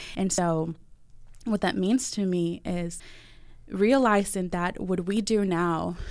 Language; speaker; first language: English; early bilingual, other home language; Spanish